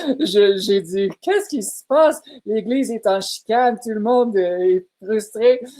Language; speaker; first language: French; non-native, fluent; English